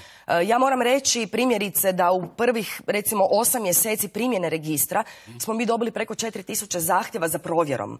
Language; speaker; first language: Croatian; native; Croatian